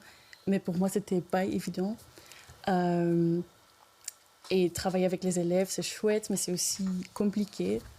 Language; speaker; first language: French; non-native, local second language; Dutch